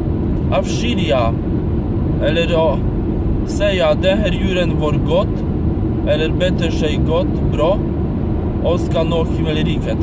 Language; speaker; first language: Swedish; non-native, fluent; Polish